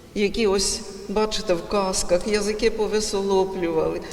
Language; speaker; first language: Ukrainian; native; Ukrainian